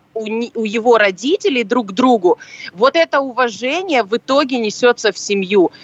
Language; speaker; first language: Russian; native; Russian